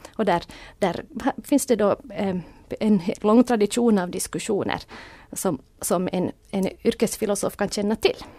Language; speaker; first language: Swedish; native; Swedish